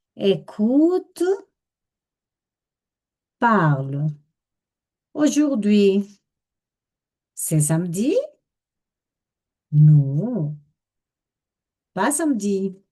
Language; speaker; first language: French; non-native, fluent; Spanish